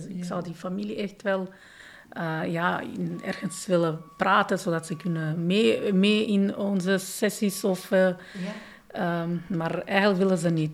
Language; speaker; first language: Dutch; non-native, fluent; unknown